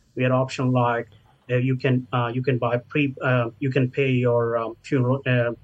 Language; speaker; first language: English; non-native, local second language; Hindi